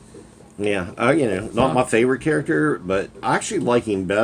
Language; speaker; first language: English; native; English